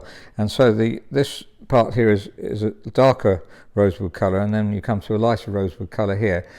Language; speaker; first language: English; native; English